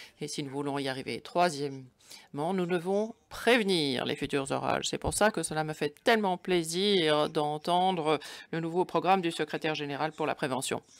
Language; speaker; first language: French; non-native, fluent; German